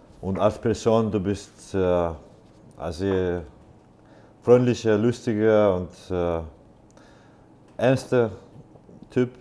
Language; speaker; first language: German; non-native, fluent; Icelandic